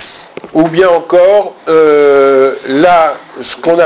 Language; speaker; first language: French; native; French